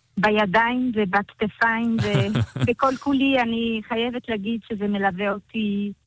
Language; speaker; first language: Hebrew; non-native, fluent; French